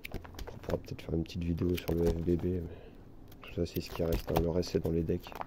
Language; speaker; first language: French; native; French